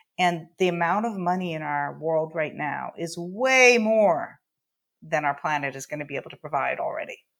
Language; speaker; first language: English; native; English